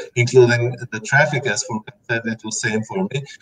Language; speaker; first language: English; non-native, fluent; Turkish